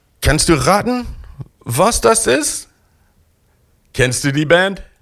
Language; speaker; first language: German; non-native, learner; English